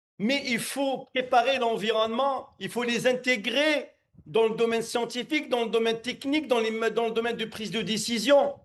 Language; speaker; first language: French; non-native, local second language; Arabic